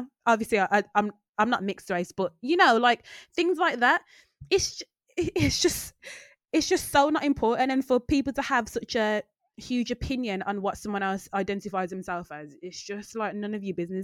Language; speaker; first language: English; native; English